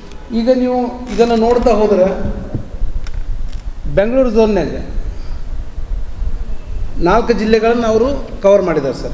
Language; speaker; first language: Kannada; native; Kannada